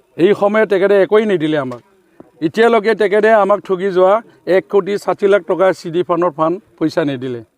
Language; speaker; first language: Assamese; non-native, local second language; Bodo